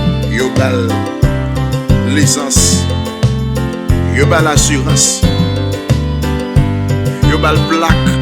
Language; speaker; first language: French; non-native, learner; Haitian Creole